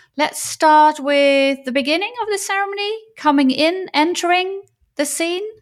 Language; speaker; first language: English; non-native, fluent; Dutch